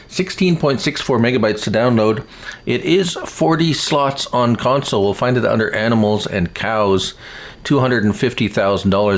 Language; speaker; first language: English; native; English